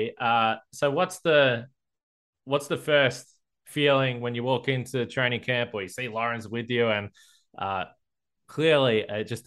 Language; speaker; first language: English; native; English